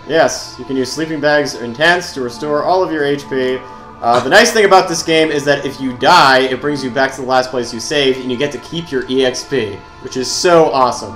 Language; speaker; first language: English; native; English